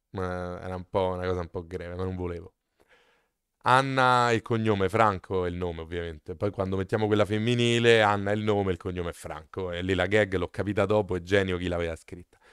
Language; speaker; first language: Italian; native; Italian